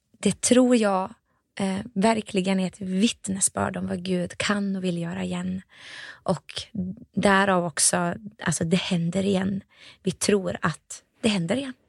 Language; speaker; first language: Swedish; early bilingual, other home language; Finnish